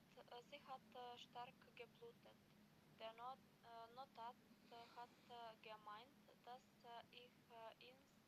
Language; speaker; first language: German; non-native, learner; Macedonian